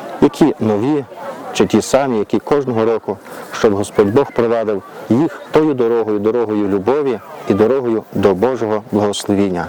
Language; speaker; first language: Ukrainian; native; Ukrainian